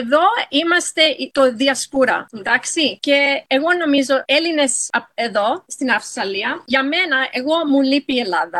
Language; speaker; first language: Greek; early bilingual, heritage; English